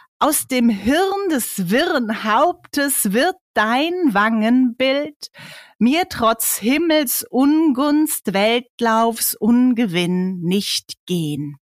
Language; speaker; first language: German; native; German